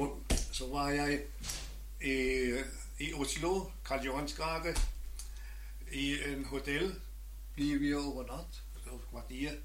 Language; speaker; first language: Norwegian; non-native, learner; German